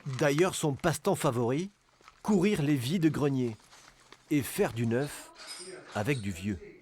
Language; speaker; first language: French; native; French